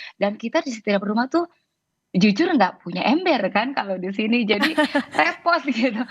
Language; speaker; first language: Indonesian; native; Indonesian